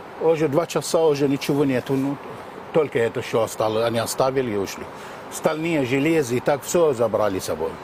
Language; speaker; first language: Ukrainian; non-native, learner; Arabic